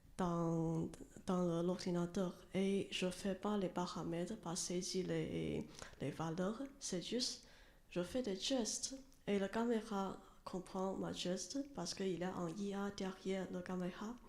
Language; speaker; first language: French; non-native, learner; Chinese